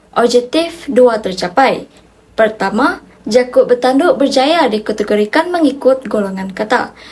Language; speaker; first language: Malay; non-native, local second language; Iban